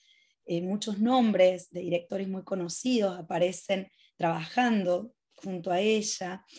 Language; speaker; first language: Spanish; native; Spanish